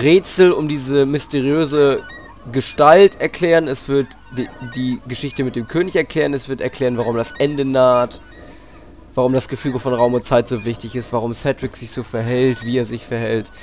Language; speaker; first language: German; native; German